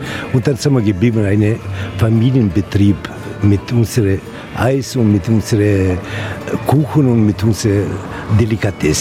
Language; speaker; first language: German; non-native, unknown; Italian